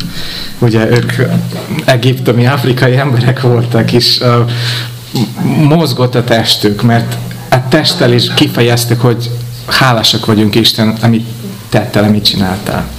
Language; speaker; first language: Hungarian; non-native, fluent; English